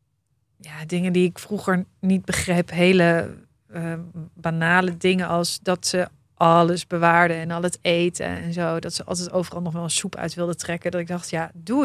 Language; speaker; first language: Dutch; native; Dutch